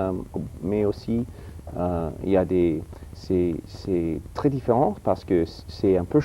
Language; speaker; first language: French; early bilingual, heritage; English